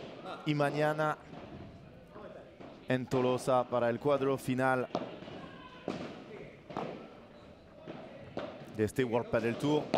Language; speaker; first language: Spanish; non-native, learner; French